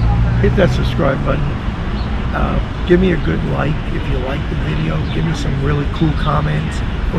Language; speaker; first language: English; native; English